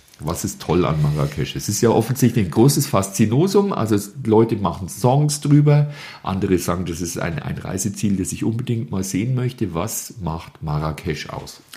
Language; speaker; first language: German; native; German